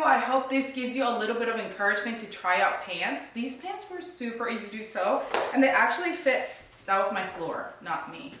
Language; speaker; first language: English; native; English